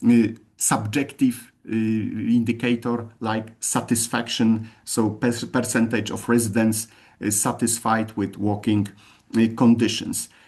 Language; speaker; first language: English; non-native, fluent; Polish